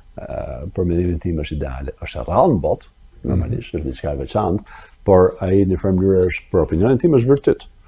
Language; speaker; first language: Albanian; early bilingual, other home language; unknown